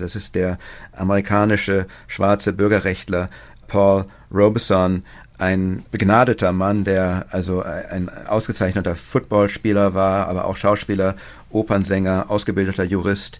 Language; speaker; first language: German; native; German